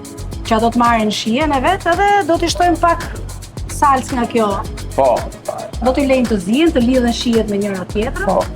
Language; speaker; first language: Albanian; native; Albanian